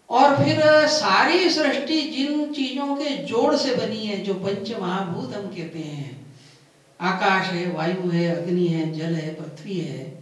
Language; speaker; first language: Hindi; non-native, local second language; Gujarati